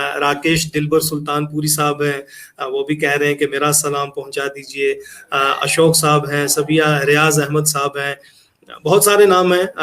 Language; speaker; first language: Urdu; native; Urdu